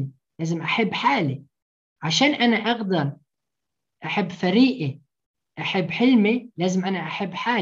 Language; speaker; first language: Arabic; early bilingual, heritage; Arabic